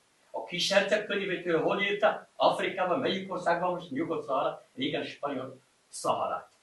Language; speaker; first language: Hungarian; non-native, learner; Arabic